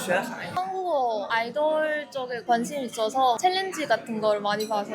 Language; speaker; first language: Korean; non-native, learner; Chinese